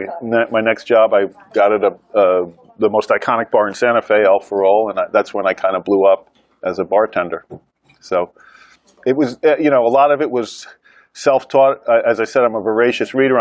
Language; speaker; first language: English; native; English